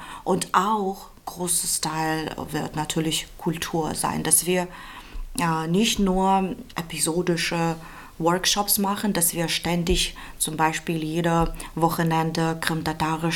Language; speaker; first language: German; non-native, fluent; Russian